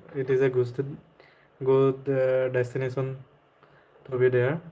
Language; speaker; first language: English; non-native, local second language; Assamese